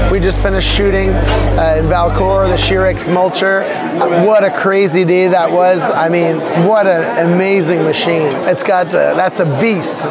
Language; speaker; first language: English; native; English